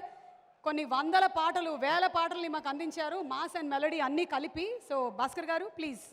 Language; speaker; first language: Telugu; native; Telugu